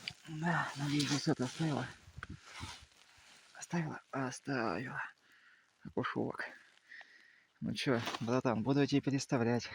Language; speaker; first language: Russian; native; Russian